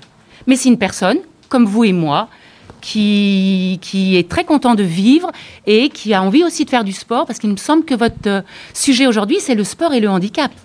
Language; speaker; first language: French; native; French